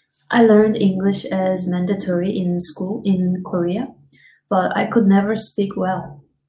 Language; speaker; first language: English; non-native, fluent; Korean